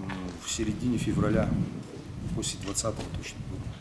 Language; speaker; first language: Russian; native; Russian